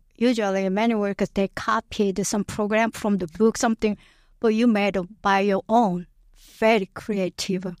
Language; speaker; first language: English; non-native, learner; Korean